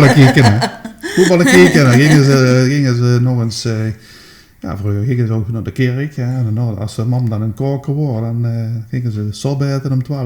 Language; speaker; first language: Dutch; native; Dutch